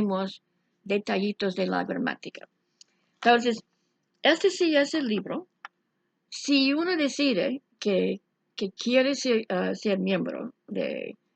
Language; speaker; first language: Spanish; non-native, fluent; English